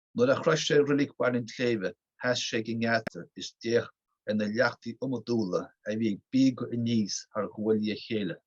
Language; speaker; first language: Irish; native; Irish